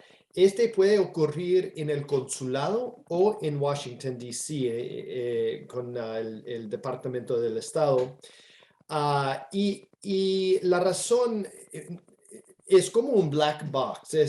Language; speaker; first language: Spanish; non-native, fluent; English